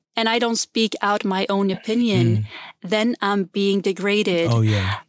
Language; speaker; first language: English; non-native, fluent; Swedish